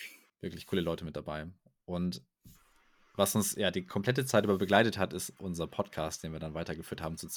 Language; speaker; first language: German; native; German